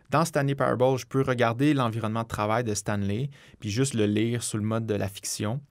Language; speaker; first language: French; native; French